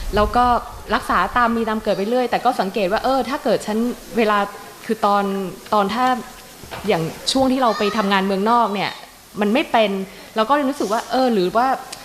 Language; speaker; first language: Thai; native; Thai